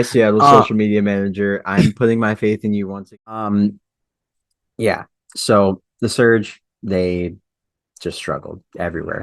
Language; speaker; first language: English; native; English